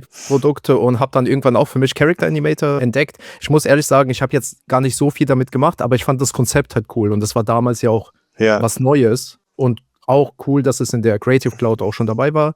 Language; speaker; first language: German; native; German